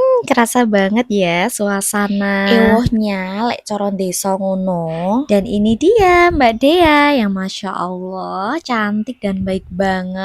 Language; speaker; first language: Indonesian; non-native, local second language; Javanese